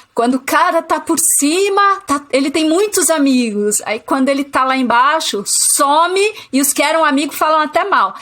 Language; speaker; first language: Portuguese; native; Portuguese